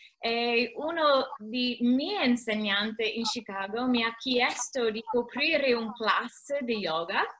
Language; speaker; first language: Italian; non-native, learner; English